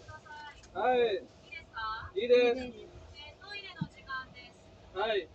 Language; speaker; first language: Japanese; non-native, learner; Nepali